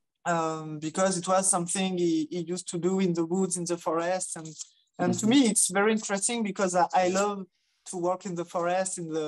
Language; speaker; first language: English; non-native, fluent; French